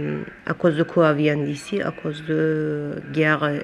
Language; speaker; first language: French; non-native, learner; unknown